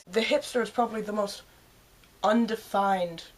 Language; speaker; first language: English; native; English